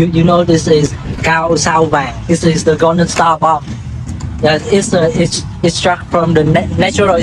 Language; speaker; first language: English; non-native, learner; Vietnamese